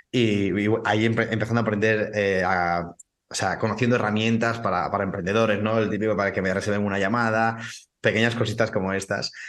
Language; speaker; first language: Spanish; native; Spanish